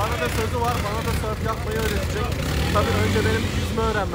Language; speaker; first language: Turkish; native; Turkish